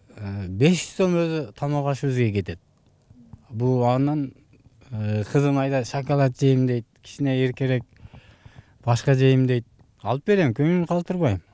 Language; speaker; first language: Kyrgyz; non-native, local second language; Uzbek